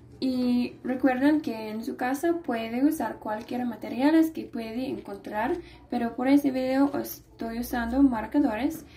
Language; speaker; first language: Spanish; non-native, fluent; English